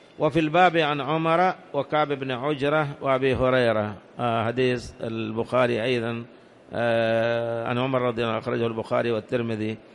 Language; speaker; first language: Arabic; non-native, fluent; Urdu